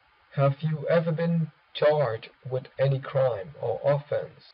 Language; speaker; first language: English; non-native, learner; Vietnamese